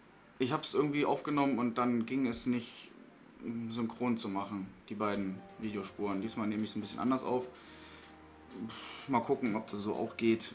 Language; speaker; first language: German; native; German